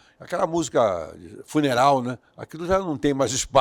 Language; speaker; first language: Portuguese; native; Portuguese